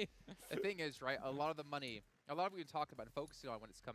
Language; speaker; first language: English; native; English